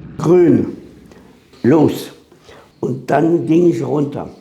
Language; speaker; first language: German; native; German